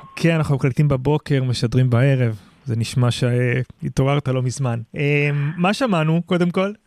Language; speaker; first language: Hebrew; native; Hebrew